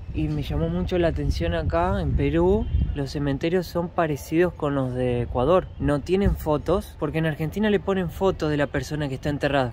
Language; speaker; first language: Spanish; native; Spanish